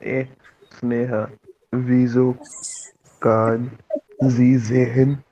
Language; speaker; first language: German; non-native, learner; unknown